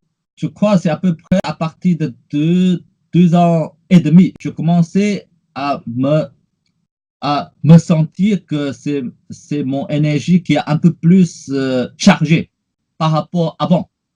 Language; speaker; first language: French; non-native, fluent; Chinese